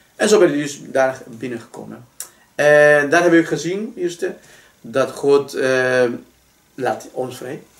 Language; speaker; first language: Dutch; non-native, fluent; Spanish